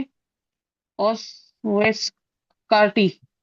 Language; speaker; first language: German; non-native, learner; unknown